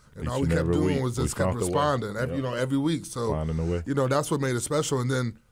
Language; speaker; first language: English; native; English